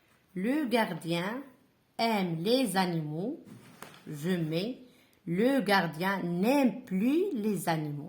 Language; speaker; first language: French; non-native, local second language; Arabic